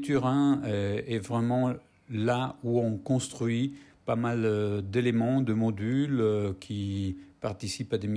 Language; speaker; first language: French; non-native, fluent; Italian